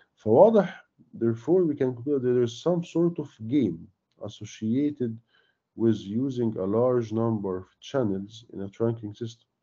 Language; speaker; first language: English; non-native, fluent; Arabic